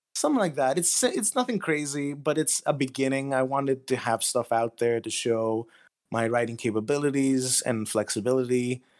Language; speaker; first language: English; non-native, fluent; Greek